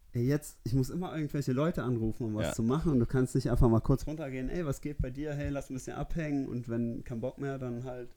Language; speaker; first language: German; early bilingual, heritage; German